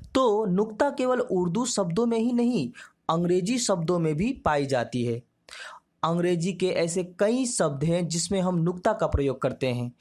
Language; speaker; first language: Hindi; native; Hindi